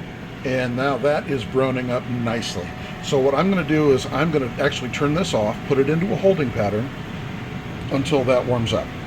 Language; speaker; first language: English; native; English